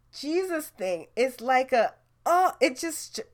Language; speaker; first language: English; native; English